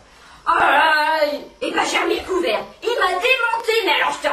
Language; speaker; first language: French; native; French